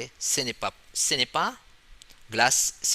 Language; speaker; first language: French; non-native, fluent; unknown